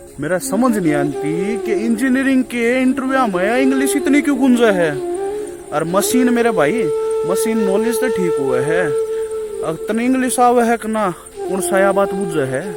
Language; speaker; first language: Hindi; native; Hindi